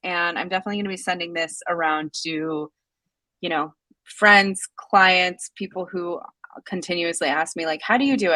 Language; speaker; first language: English; native; English